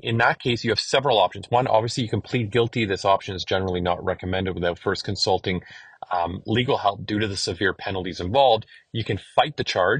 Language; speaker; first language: English; native; English